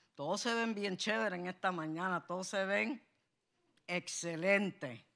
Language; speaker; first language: Spanish; native; Spanish